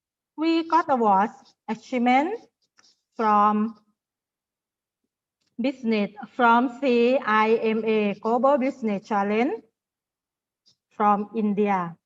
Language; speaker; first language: English; non-native, learner; Thai